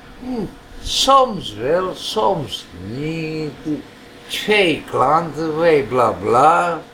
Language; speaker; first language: Dutch; non-native, learner; Greek